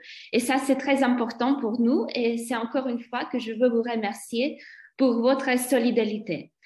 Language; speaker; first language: French; non-native, fluent; Ukrainian